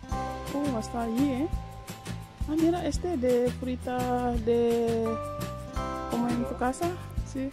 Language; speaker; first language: Spanish; non-native, learner; Indonesian